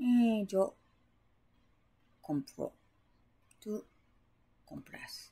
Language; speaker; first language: Spanish; non-native, learner; Japanese